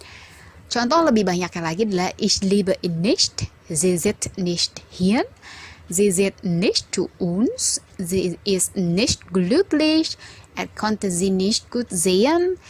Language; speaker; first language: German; non-native, fluent; Indonesian